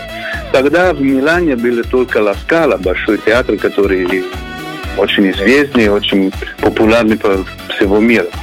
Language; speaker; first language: Russian; non-native, learner; Italian